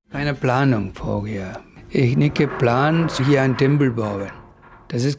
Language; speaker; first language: German; non-native, learner; Tamil